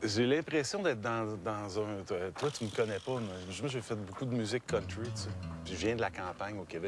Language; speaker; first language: French; native; French